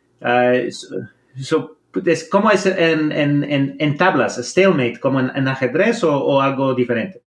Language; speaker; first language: Spanish; non-native, fluent; English